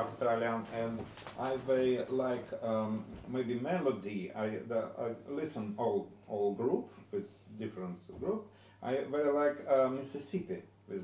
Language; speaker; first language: English; non-native, learner; Russian